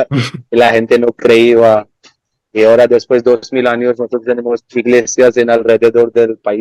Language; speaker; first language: Spanish; non-native, learner; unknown